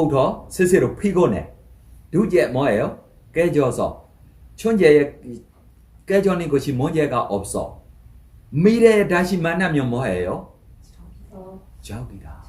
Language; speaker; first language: Korean; non-native, learner; Burmese